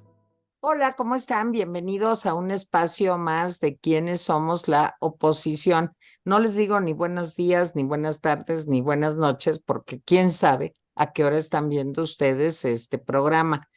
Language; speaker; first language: Spanish; native; Spanish